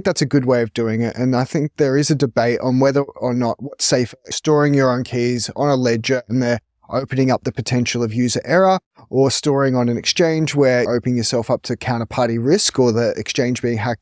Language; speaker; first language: English; native; English